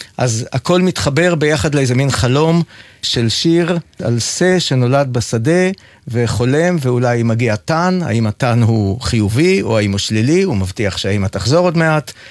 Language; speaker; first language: Hebrew; native; Hebrew